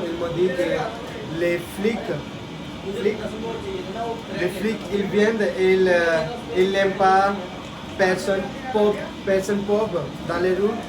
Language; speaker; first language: French; non-native, learner; Hindi